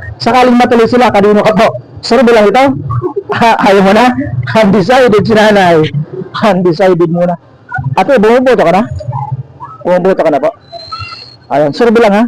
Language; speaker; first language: Filipino; non-native, local second language; Bikol